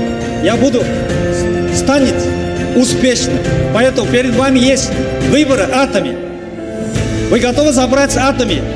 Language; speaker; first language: Russian; non-native, learner; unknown